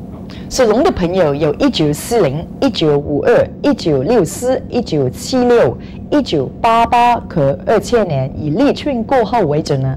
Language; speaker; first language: Chinese; non-native, local second language; Cantonese